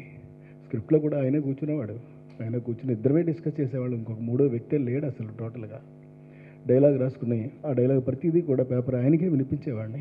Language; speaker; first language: Telugu; native; Telugu